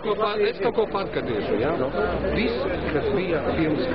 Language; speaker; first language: Latvian; non-native, learner; Russian